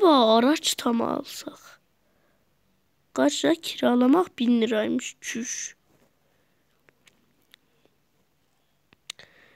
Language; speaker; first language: Turkish; native; Turkish